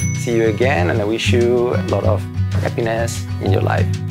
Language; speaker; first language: English; non-native, fluent; Italian